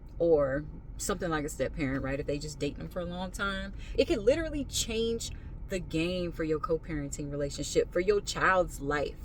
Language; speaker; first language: English; native; English